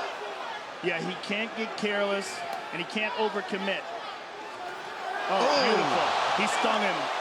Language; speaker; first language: English; native; English